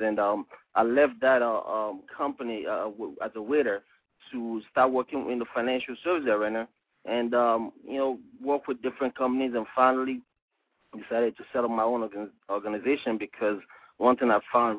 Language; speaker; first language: English; non-native, local second language; Igbo